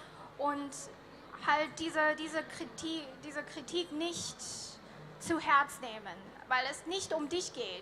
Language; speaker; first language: German; early bilingual, heritage; German